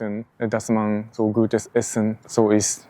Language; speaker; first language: German; non-native, learner; Japanese